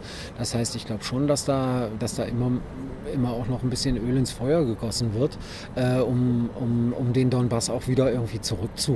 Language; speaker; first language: German; native; German